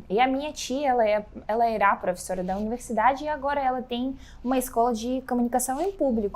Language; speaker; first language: Portuguese; non-native, fluent; Russian